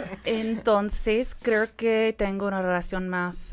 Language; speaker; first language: Spanish; non-native, fluent; English